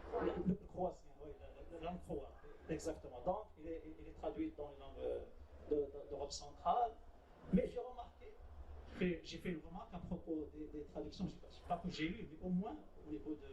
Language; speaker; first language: French; non-native, local second language; Arabic